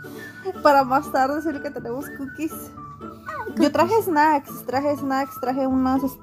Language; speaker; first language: Spanish; native; Spanish